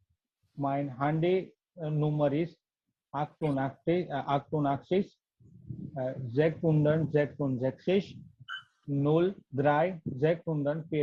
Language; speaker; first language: German; non-native, learner; Gujarati